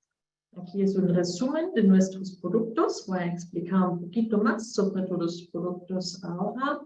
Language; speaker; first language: Spanish; non-native, learner; German